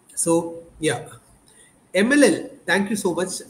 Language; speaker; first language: English; non-native, local second language; Malayalam